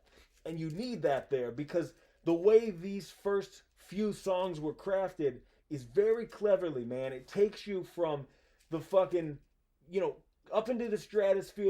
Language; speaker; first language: English; native; English